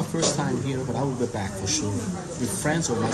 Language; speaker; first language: English; non-native, fluent; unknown